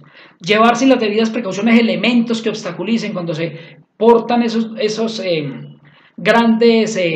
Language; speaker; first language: Spanish; native; Spanish